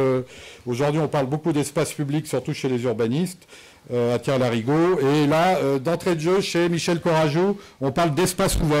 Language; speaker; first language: French; native; French